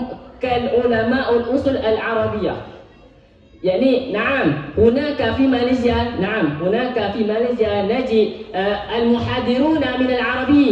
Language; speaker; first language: Arabic; non-native, learner; Malay